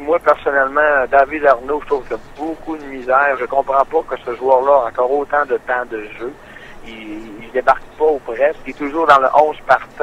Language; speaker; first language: French; native; French